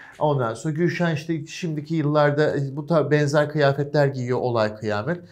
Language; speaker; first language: Turkish; native; Turkish